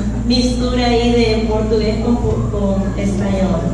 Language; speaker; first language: Portuguese; non-native, learner; Spanish